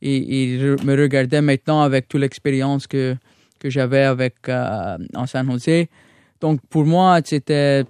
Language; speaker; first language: French; non-native, local second language; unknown